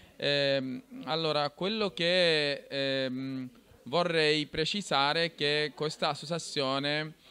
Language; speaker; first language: Italian; non-native, fluent; Bangla